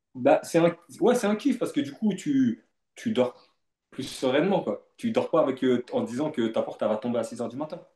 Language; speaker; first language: French; native; French